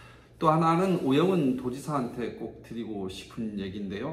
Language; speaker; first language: Korean; native; Korean